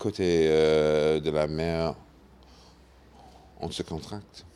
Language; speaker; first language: French; non-native, fluent; English